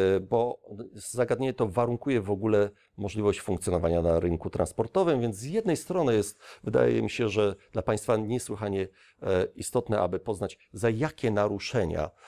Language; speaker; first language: Polish; native; Polish